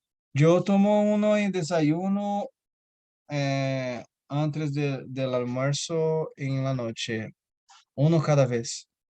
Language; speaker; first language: Spanish; non-native, learner; Portuguese